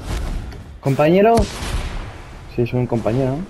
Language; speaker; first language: Spanish; native; Spanish